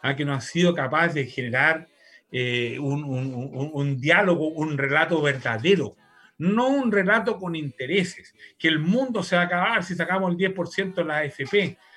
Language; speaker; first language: Spanish; native; Spanish